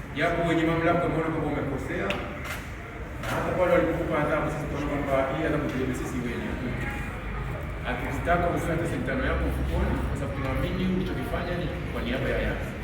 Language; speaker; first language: Swahili; native; Swahili